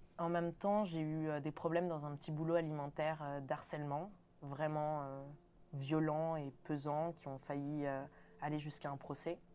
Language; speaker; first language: French; early bilingual, other home language; Spanish